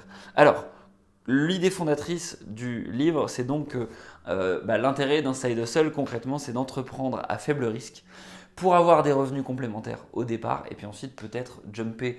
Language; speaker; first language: French; native; French